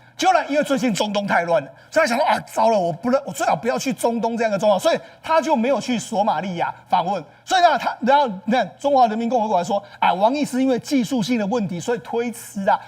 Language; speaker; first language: Chinese; native; Chinese